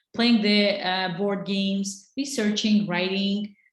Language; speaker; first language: English; non-native, fluent; Azerbaijani